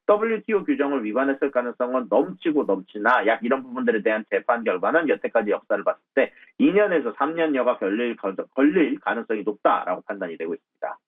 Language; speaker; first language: Korean; native; Korean